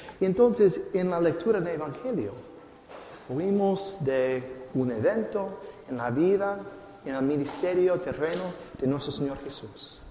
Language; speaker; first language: Spanish; non-native, fluent; English